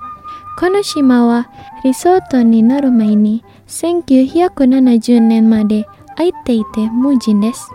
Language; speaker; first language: Japanese; non-native, fluent; Indonesian